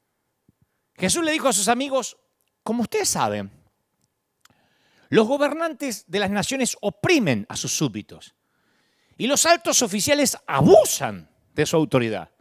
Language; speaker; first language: Spanish; native; Spanish